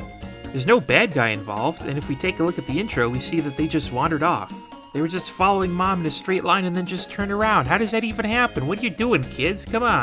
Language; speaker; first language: English; native; English